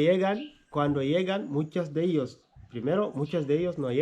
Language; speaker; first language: Spanish; non-native, fluent; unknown